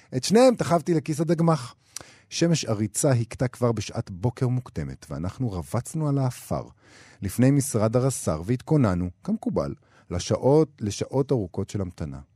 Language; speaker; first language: Hebrew; native; Hebrew